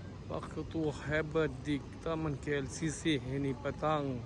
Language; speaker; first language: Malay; non-native, learner; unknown